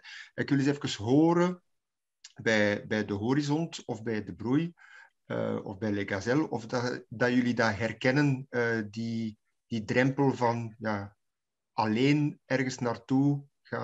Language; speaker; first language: Dutch; native; Dutch